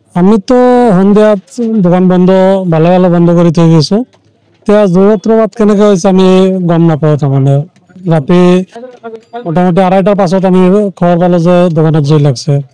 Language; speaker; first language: Assamese; non-native, local second language; Bangla